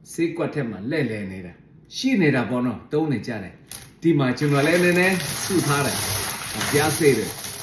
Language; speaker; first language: Burmese; non-native, local second language; Shan